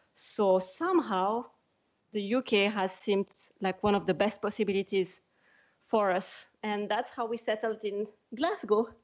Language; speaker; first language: English; non-native, fluent; French